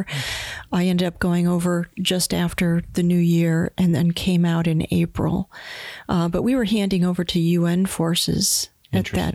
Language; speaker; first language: English; native; English